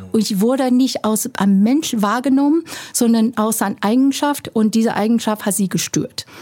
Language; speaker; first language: German; non-native, fluent; Chinese